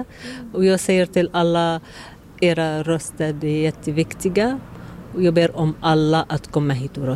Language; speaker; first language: Swedish; non-native, learner; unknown